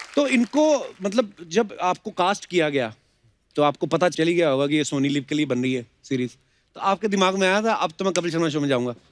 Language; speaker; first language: Hindi; native; Hindi